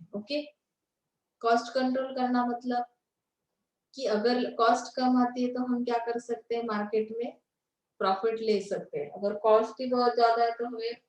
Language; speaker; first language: Hindi; non-native, local second language; Marathi